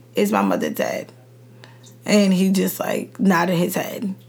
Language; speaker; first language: English; native; English